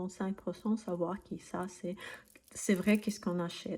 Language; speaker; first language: French; non-native, learner; Russian